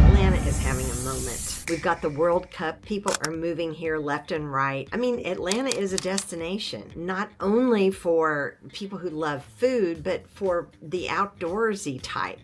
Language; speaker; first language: English; native; English